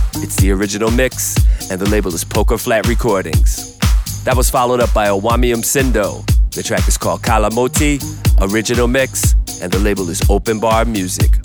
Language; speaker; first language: English; native; English